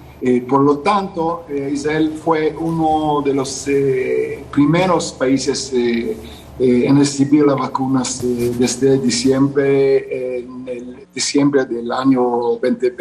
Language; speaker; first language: Spanish; non-native, fluent; Hebrew